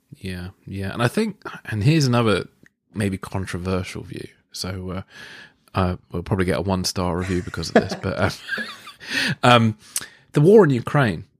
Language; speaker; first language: English; native; English